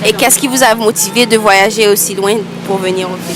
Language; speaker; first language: French; non-native, learner; English